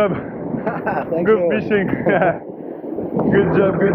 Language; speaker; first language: English; non-native, learner; French